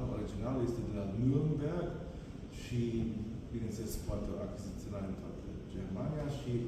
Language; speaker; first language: Romanian; non-native, fluent; German